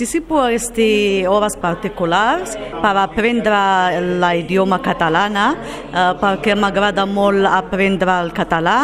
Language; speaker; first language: Catalan; non-native, learner; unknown